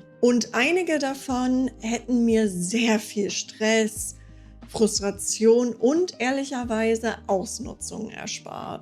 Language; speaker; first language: German; non-native, fluent; English